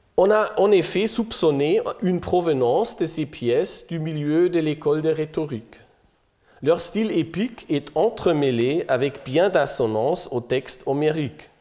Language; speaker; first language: French; non-native, fluent; German